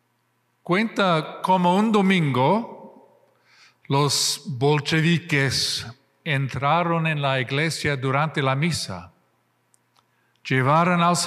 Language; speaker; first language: Spanish; non-native, fluent; English